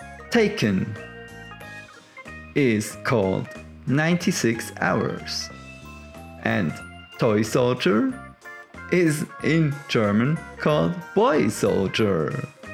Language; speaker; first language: English; non-native, fluent; German